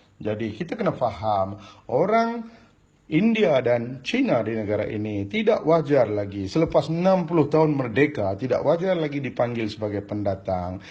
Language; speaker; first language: Malay; non-native, local second language; Tamil